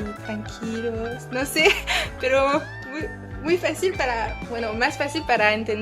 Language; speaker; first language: Spanish; non-native, learner; French